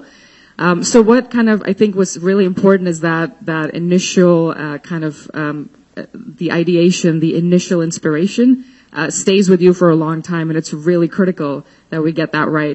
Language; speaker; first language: English; non-native, local second language; Hindi